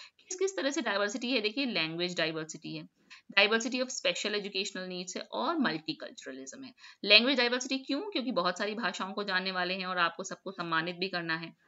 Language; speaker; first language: Hindi; native; Hindi